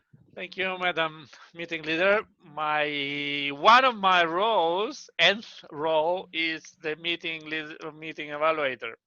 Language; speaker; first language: English; non-native, fluent; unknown